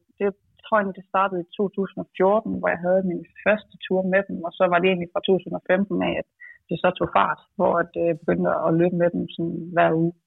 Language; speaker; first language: Danish; native; Danish